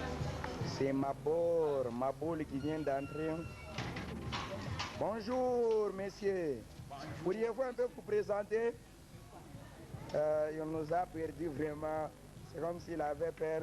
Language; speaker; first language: French; non-native, local second language; Swahili